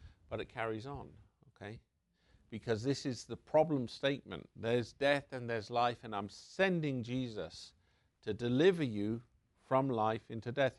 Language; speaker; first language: English; native; English